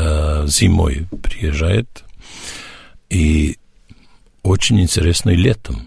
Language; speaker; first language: Russian; non-native, learner; Serbian